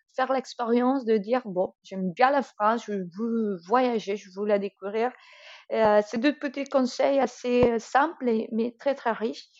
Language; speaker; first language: French; non-native, fluent; Spanish